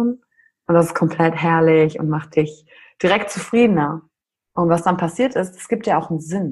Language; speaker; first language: German; native; German